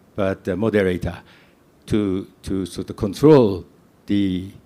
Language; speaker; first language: English; non-native, fluent; Japanese